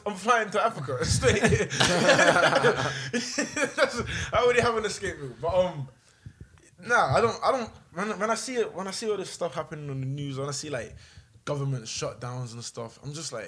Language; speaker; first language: English; native; English